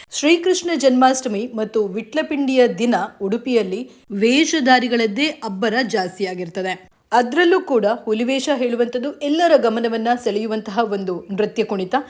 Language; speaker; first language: Kannada; non-native, local second language; Konkani